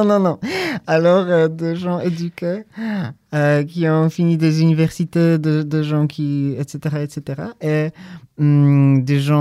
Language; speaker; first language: French; non-native, learner; Polish